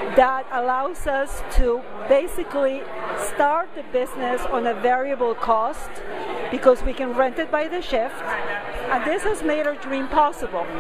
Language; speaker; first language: English; non-native, fluent; Spanish